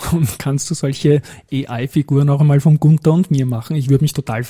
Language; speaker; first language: German; native; German